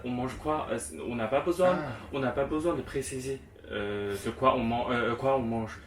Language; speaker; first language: French; non-native, fluent; Chinese